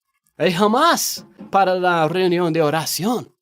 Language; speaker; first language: Spanish; non-native, fluent; English